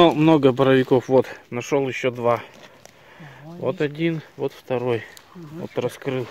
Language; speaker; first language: Russian; native; Russian